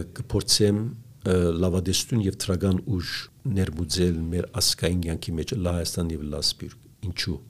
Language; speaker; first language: Armenian; early bilingual, heritage; Armenian